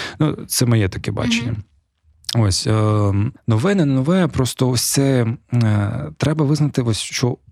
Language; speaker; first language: Ukrainian; non-native, local second language; Russian